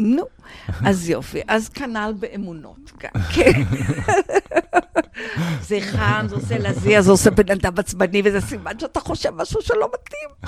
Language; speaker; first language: Hebrew; non-native, fluent; English